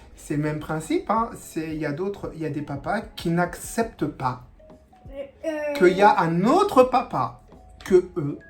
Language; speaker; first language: French; native; French